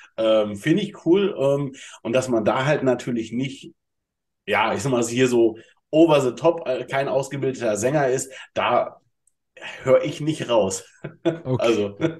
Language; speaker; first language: German; native; German